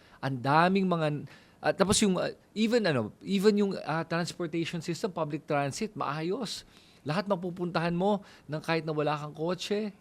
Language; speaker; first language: Filipino; native; Filipino